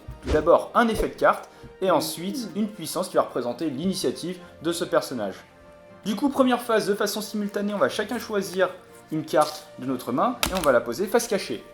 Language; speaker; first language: French; native; French